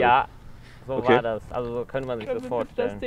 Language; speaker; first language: German; native; German